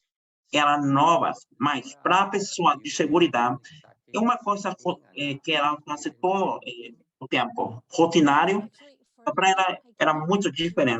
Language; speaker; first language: Portuguese; non-native, fluent; Spanish